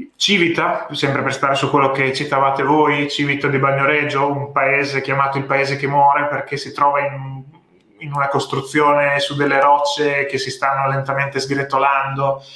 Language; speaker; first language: Italian; native; Italian